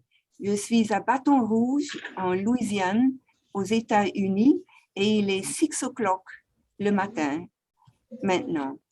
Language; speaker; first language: French; non-native, fluent; Swiss German